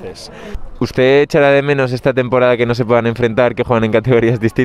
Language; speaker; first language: Spanish; native; Spanish